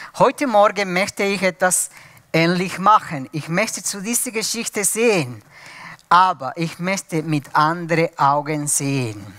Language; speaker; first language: German; non-native, fluent; Spanish